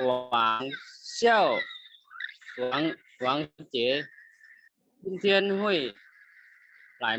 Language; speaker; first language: Chinese; non-native, learner; Lao